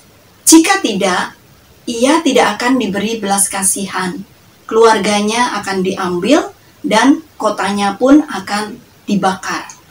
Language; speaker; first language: Indonesian; native; Indonesian